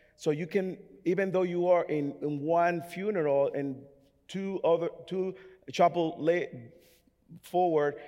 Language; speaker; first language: English; non-native, fluent; Spanish